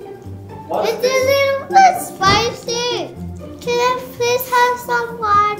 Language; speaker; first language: English; early bilingual, heritage; Indonesian